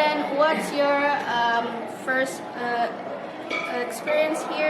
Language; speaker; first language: English; non-native, learner; Indonesian